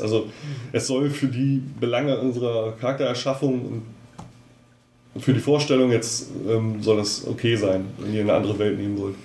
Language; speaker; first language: German; native; German